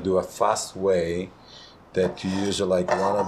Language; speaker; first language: English; non-native, fluent; Italian